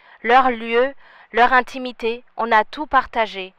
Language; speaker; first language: French; non-native, local second language; Rundi